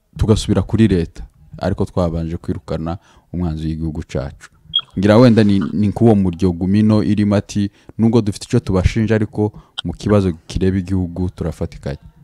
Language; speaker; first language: Kinyarwanda; native; Kinyarwanda